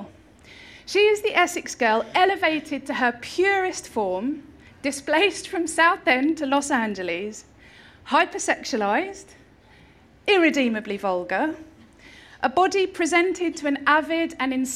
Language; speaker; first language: English; native; English